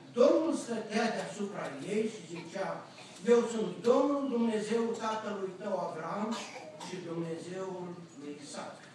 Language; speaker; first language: Romanian; native; Romanian